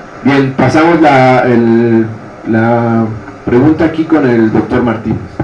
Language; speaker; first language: Spanish; native; Spanish